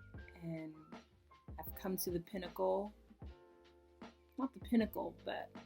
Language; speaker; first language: English; native; English